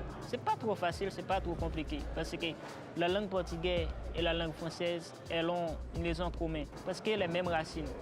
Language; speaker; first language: French; non-native, local second language; Haitian Creole